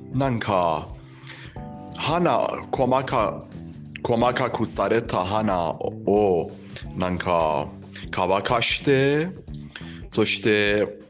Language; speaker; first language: Japanese; non-native, learner; Persian